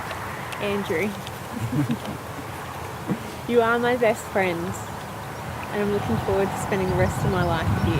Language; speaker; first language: English; native; English